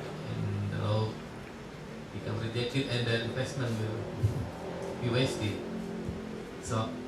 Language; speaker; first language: English; non-native, local second language; Indonesian